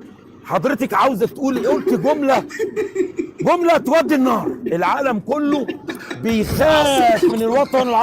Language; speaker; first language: Arabic; native; Arabic